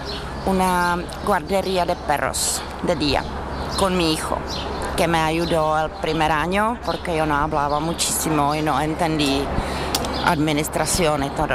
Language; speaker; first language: Spanish; non-native, fluent; Czech